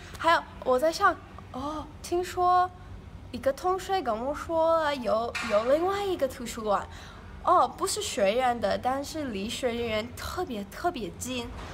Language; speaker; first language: Chinese; non-native, learner; English